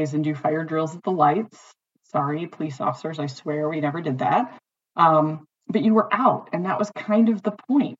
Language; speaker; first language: English; native; English